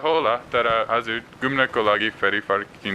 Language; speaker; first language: Nepali; non-native, learner; English